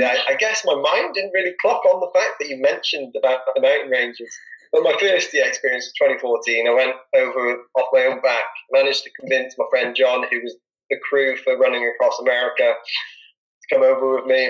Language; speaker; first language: English; native; English